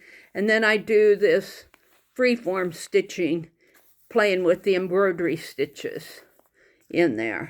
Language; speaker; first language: English; native; English